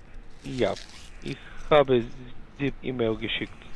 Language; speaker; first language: German; non-native, learner; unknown